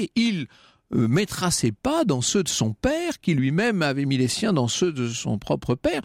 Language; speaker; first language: French; native; French